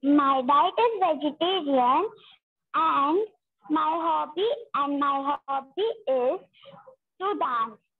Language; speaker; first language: English; non-native, learner; Hindi